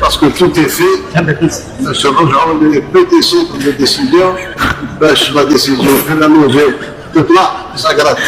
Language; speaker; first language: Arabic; native; Arabic